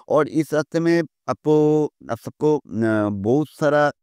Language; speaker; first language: Hindi; non-native, local second language; Bangla